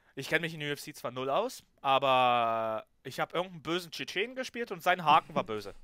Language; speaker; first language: German; early bilingual, other home language; Ukrainian